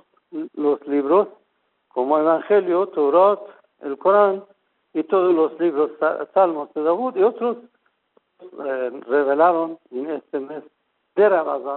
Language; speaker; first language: Spanish; non-native, fluent; Persian